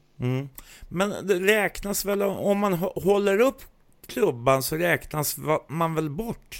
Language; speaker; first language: Swedish; native; Swedish